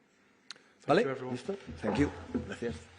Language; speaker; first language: Spanish; native; Spanish